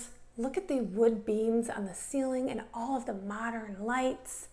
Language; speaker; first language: English; native; English